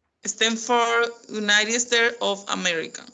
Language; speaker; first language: English; non-native, learner; Spanish